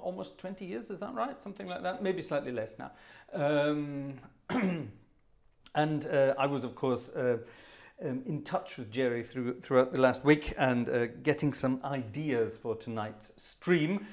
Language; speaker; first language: English; native; English